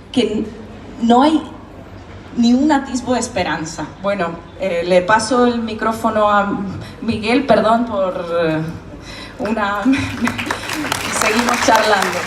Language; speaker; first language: Spanish; non-native, fluent; Russian